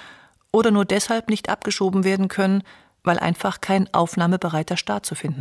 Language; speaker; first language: German; native; German